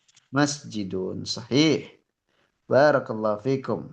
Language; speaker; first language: Arabic; non-native, fluent; Indonesian